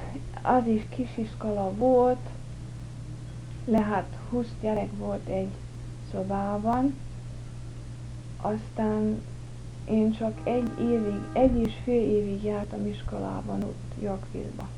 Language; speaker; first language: Hungarian; early bilingual, heritage; English